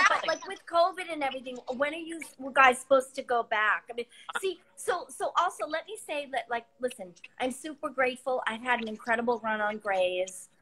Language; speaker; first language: English; native; English